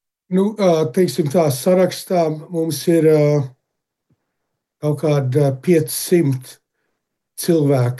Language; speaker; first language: Latvian; early bilingual, heritage; Latvian